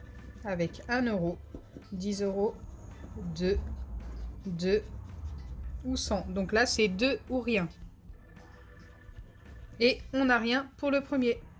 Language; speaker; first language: French; native; French